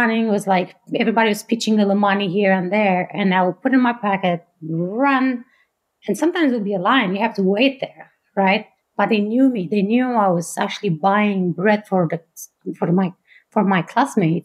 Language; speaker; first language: English; non-native, fluent; Romanian